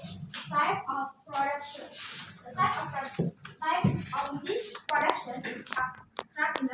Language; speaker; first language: English; non-native, learner; Indonesian